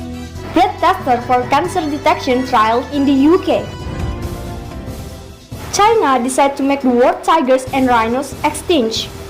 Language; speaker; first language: English; non-native, learner; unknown